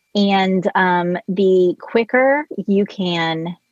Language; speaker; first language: English; native; English